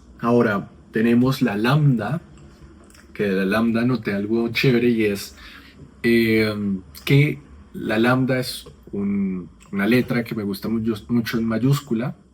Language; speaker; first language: Spanish; native; Spanish